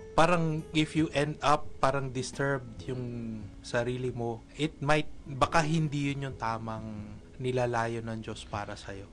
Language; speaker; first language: Filipino; native; Filipino